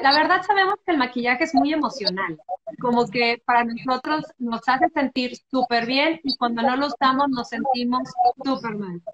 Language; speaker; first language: Spanish; native; Spanish